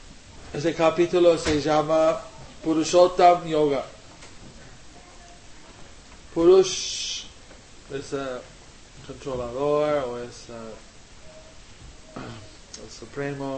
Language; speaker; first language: Spanish; non-native, learner; English